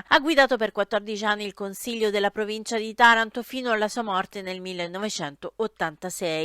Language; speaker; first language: Italian; native; Italian